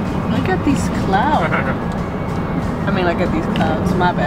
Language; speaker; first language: English; early bilingual, other home language; Spanish